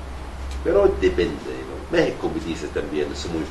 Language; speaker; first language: Spanish; non-native, learner; Arabic